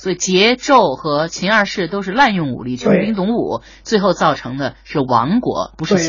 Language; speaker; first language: Chinese; native; Chinese